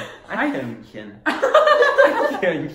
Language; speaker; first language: German; non-native, learner; English